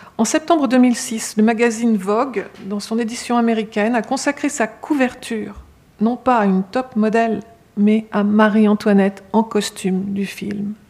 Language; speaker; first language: French; native; French